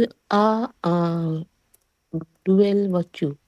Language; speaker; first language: French; non-native, learner; Sinhala